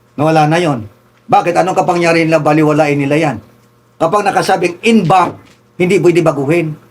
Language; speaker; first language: Filipino; non-native, local second language; Tausug